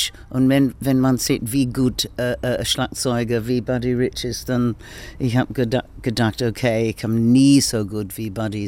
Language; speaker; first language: German; non-native, learner; English